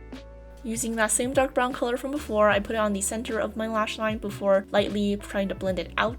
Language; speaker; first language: English; native; English